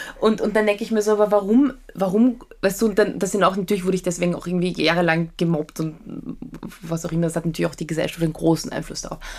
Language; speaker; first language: German; early bilingual, other home language; Polish